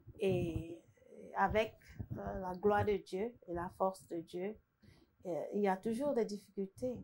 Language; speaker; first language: French; non-native, fluent; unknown